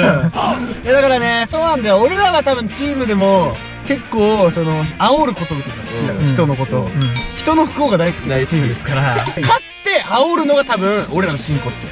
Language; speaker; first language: Japanese; native; Japanese